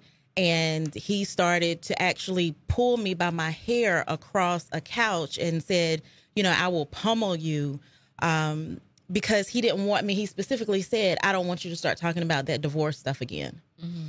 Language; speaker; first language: English; native; English